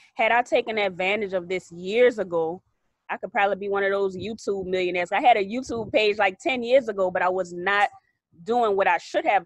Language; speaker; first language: English; native; English